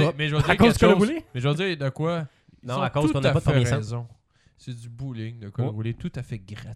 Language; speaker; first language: French; native; French